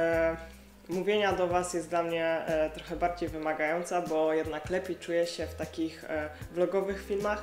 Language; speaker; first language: Polish; native; Polish